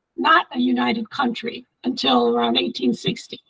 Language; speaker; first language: English; early bilingual, other home language; Italian